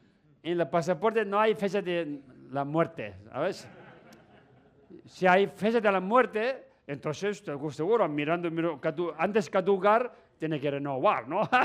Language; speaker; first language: Spanish; non-native, learner; Tibetan